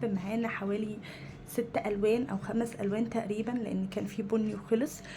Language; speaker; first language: Arabic; native; Arabic